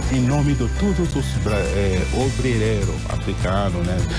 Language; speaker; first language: Portuguese; non-native, fluent; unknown